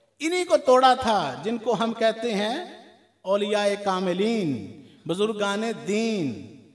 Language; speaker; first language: Urdu; non-native, local second language; Punjabi